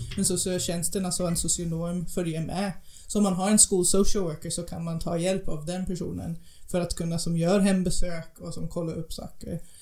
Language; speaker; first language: Swedish; non-native, fluent; English